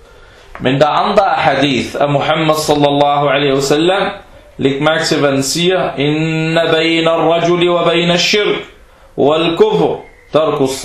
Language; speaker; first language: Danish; non-native, local second language; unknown